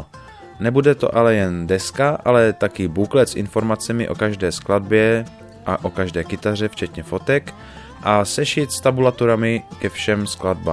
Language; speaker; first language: Czech; native; Czech